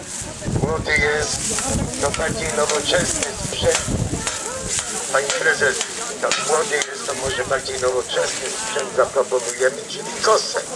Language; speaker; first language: Polish; native; Polish